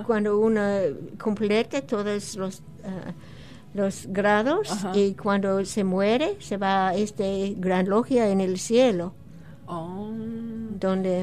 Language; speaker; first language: Spanish; non-native, fluent; English